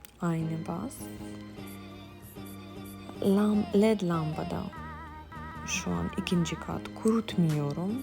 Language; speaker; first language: Turkish; non-native, fluent; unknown